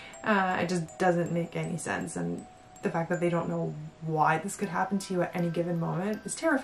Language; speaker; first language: English; native; English